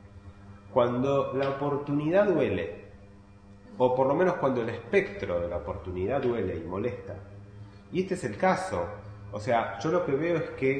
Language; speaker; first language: Spanish; native; Spanish